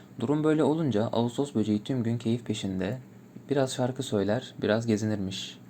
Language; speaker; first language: Turkish; native; Turkish